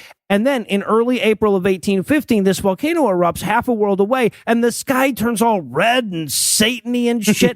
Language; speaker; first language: English; native; English